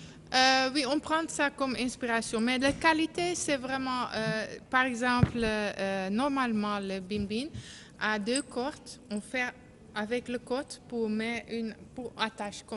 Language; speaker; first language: French; non-native, learner; Dutch